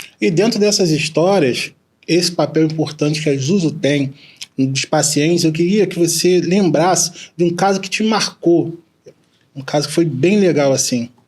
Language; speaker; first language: Portuguese; native; Portuguese